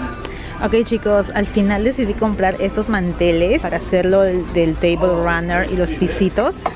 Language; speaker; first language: Spanish; native; Spanish